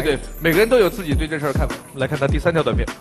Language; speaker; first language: Chinese; native; Chinese